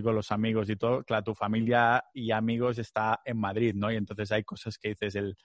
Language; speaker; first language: Spanish; non-native, local second language; Catalan